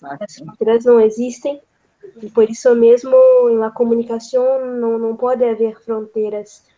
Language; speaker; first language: Portuguese; non-native, fluent; Spanish